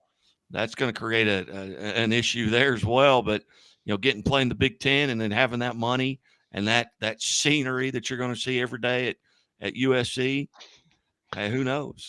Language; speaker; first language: English; native; English